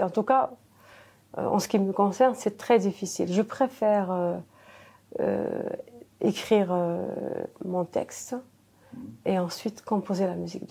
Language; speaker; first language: French; non-native, local second language; Arabic